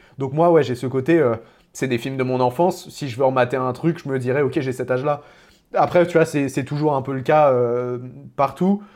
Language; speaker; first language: French; native; French